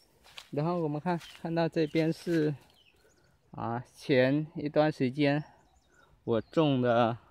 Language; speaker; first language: Chinese; early bilingual, heritage; Chinese